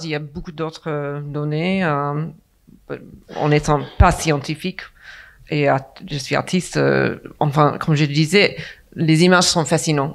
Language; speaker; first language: French; non-native, fluent; English